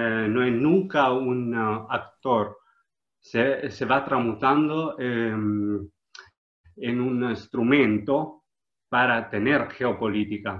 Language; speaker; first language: Spanish; non-native, learner; Italian